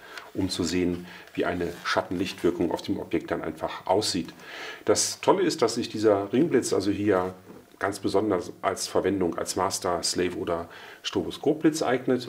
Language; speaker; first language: German; native; German